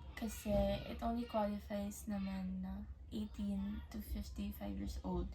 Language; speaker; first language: English; native; English